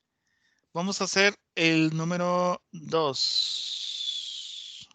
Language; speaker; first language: Spanish; native; Spanish